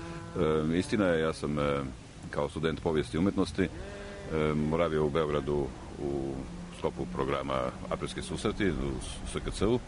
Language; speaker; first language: Croatian; native; Croatian